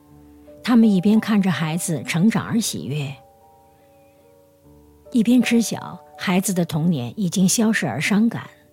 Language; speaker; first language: Chinese; native; Chinese